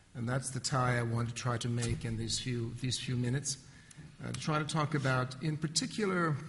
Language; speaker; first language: English; native; English